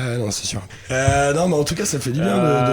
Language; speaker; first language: French; native; French